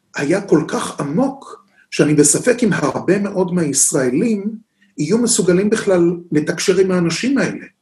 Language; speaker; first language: Hebrew; native; Hebrew